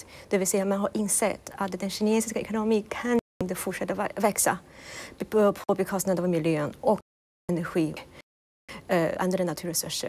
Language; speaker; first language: Swedish; non-native, fluent; Chinese